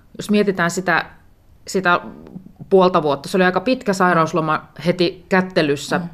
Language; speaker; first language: Finnish; native; Finnish